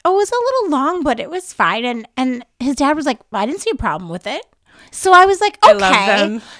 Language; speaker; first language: English; native; English